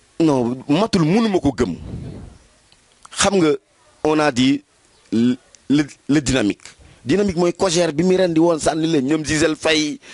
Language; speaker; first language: Wolof; native; Wolof